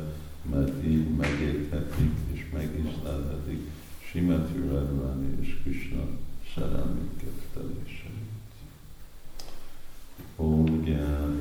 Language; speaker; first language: Hungarian; native; Hungarian